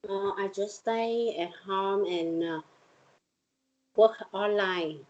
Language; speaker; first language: English; non-native, learner; Vietnamese